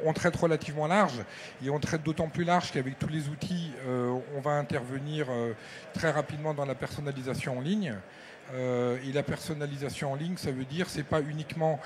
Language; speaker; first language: French; native; French